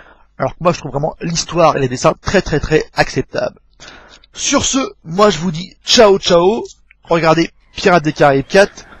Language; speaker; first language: French; native; French